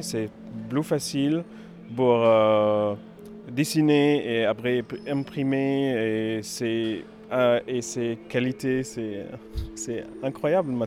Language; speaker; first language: French; non-native, learner; Arabic